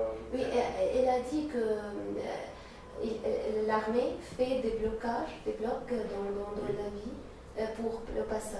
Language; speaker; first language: French; non-native, learner; Arabic